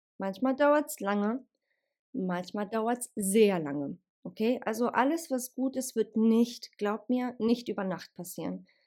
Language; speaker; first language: German; early bilingual, other home language; Bosnian